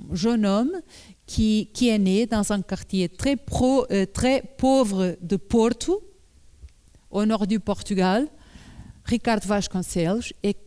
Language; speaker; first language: French; non-native, learner; Portuguese